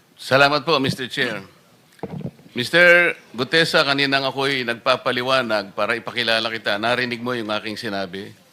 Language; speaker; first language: Filipino; native; Filipino